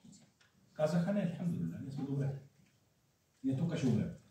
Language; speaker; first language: Bulgarian; non-native, fluent; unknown